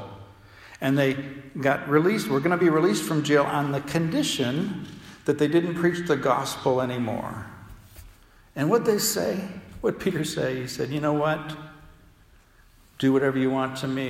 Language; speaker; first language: English; native; English